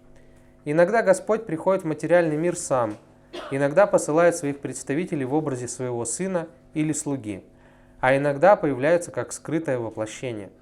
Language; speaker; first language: Russian; native; Russian